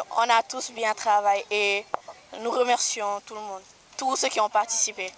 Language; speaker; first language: French; non-native, local second language; Wolof